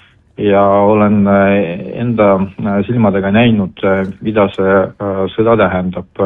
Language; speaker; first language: Estonian; non-native, local second language; Russian